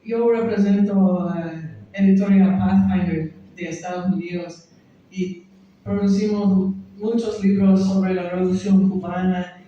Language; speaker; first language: Spanish; non-native, learner; English